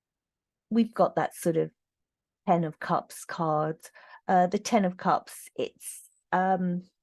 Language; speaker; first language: English; native; English